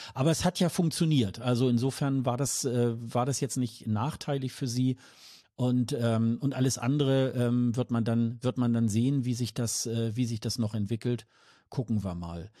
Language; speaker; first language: German; native; German